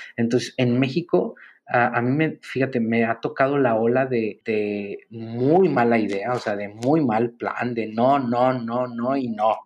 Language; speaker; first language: Spanish; native; Spanish